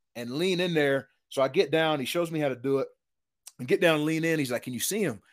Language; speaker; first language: English; native; English